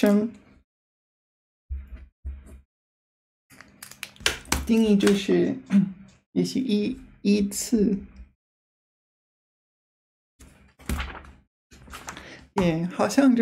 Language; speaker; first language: Chinese; non-native, fluent; English